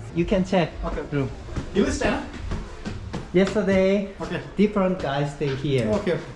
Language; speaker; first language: English; non-native, learner; Korean